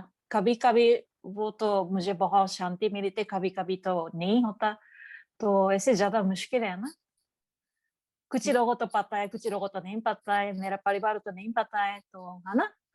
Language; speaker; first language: Hindi; non-native, learner; Japanese